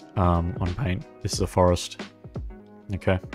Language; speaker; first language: English; native; English